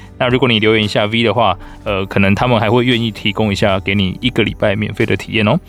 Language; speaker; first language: Chinese; native; Chinese